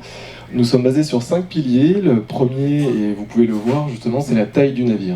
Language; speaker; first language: French; native; French